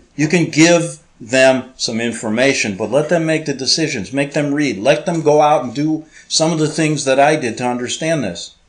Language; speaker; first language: English; native; English